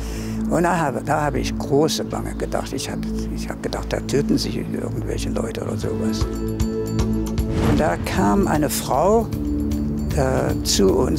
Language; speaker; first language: German; early bilingual, heritage; German